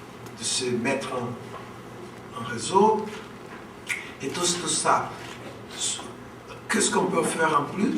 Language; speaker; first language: French; non-native, fluent; Portuguese